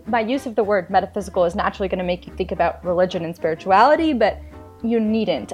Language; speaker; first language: English; early bilingual, other home language; Tamil